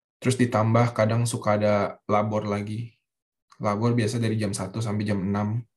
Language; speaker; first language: Indonesian; native; Indonesian